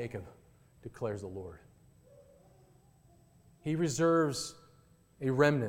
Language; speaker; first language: English; native; English